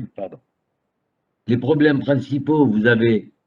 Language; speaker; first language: French; non-native, local second language; Arabic